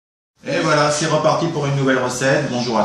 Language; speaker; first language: French; native; French